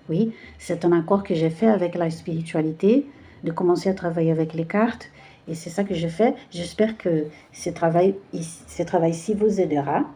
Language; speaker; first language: French; non-native, fluent; Portuguese